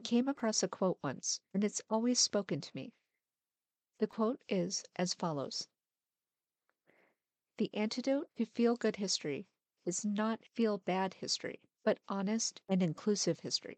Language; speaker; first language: English; native; English